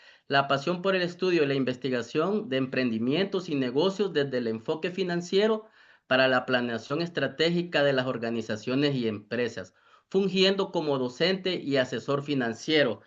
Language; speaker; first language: Spanish; native; Spanish